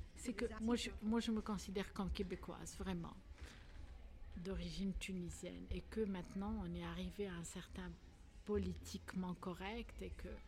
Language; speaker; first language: French; non-native, local second language; Arabic